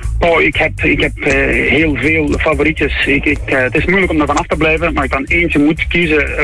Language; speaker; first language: Dutch; native; Dutch